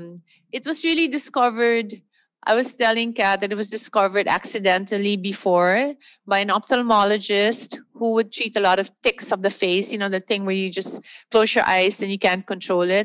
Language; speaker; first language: English; non-native, local second language; Filipino